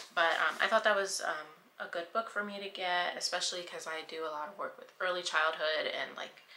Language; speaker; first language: English; native; English